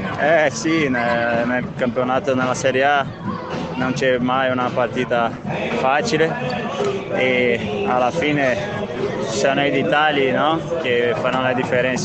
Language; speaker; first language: Italian; non-native, fluent; Spanish